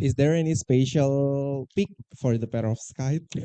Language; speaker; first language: English; non-native, learner; Indonesian